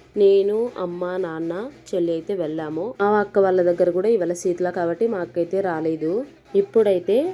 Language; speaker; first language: Telugu; non-native, local second language; Lambadi